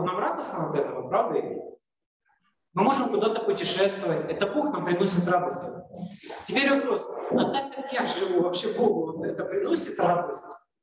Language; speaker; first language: Russian; native; Russian